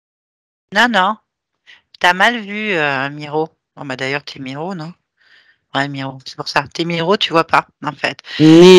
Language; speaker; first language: French; native; French